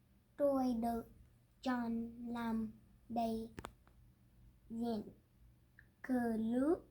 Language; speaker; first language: Vietnamese; non-native, learner; English